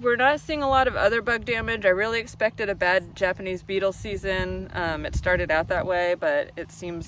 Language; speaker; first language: English; native; English